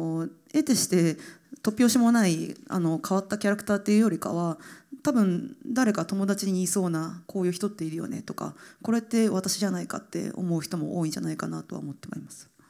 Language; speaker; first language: Japanese; native; Japanese